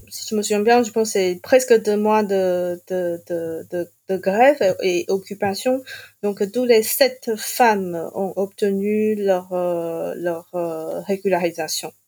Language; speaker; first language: French; non-native, fluent; Chinese